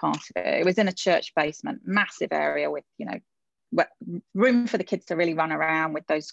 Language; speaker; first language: English; native; English